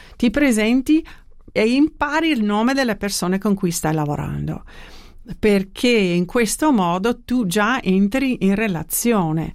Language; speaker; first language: Italian; non-native, fluent; English